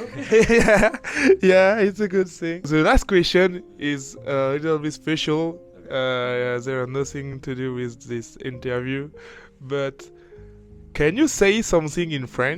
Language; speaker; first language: English; non-native, learner; French